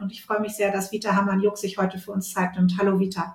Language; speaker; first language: German; native; German